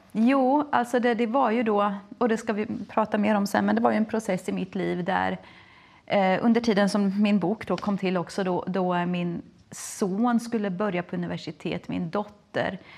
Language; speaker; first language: Swedish; early bilingual, other home language; Finnish